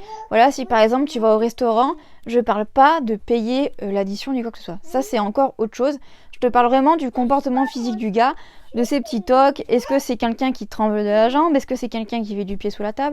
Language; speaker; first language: French; native; French